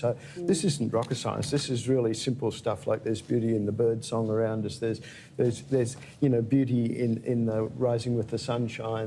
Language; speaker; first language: English; native; English